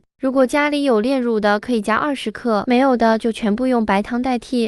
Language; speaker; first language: Chinese; native; Chinese